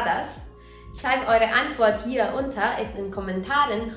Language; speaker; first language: German; non-native, fluent; Italian